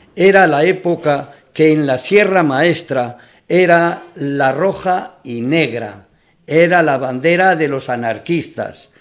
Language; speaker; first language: Spanish; native; Spanish